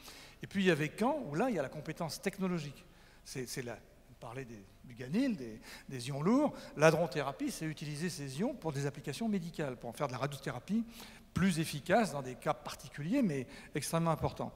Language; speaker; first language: French; native; French